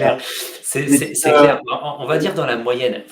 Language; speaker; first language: French; native; French